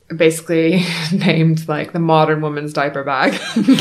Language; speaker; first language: English; native; English